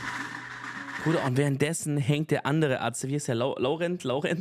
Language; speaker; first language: German; native; German